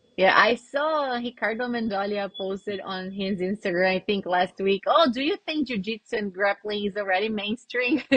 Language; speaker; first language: English; non-native, fluent; Portuguese